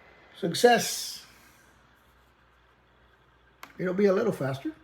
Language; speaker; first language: English; native; English